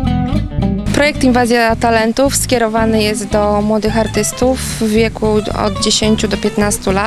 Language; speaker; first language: Polish; native; Polish